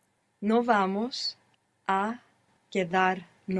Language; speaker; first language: Spanish; non-native, learner; English